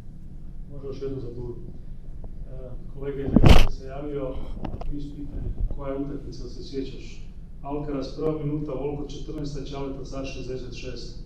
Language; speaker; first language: Croatian; native; Croatian